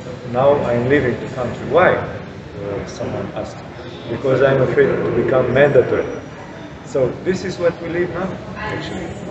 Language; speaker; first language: English; non-native, fluent; Romanian